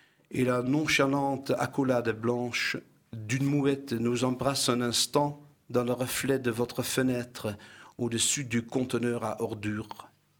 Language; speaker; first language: French; non-native, fluent; Dutch